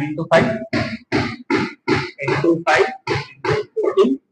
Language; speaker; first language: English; non-native, local second language; Hindi